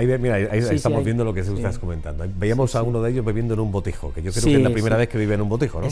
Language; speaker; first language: Spanish; native; Spanish